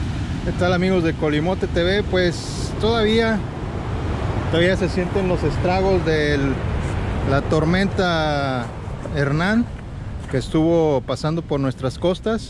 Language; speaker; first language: Spanish; native; Spanish